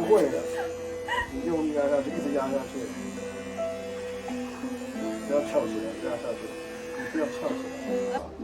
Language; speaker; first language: Chinese; native; Chinese